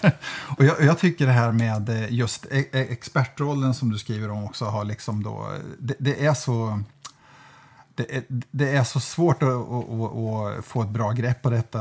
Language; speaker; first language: Swedish; native; Swedish